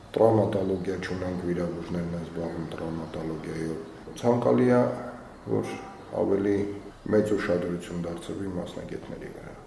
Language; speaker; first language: Armenian; native; Armenian